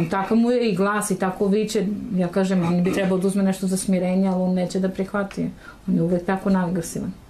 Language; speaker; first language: Serbian; native; Serbian